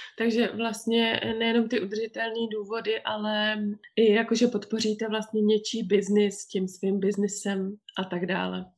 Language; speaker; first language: Czech; native; Czech